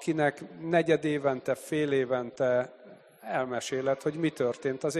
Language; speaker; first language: Hungarian; native; Hungarian